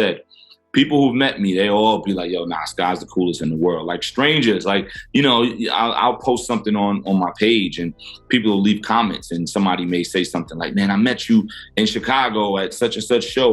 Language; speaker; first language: English; native; English